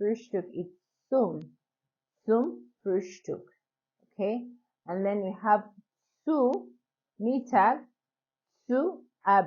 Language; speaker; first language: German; non-native, learner; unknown